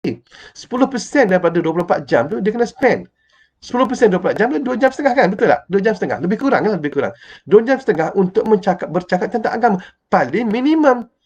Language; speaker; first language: Malay; native; Malay